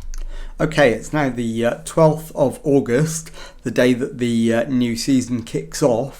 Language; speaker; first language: English; native; English